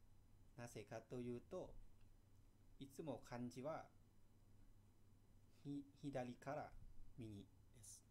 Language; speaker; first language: Japanese; non-native, fluent; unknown